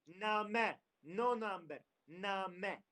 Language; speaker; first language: English; non-native, learner; Turkish